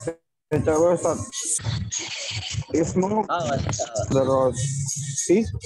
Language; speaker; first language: Arabic; non-native, learner; Indonesian